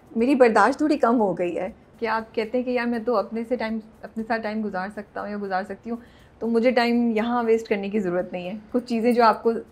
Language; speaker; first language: Urdu; native; Urdu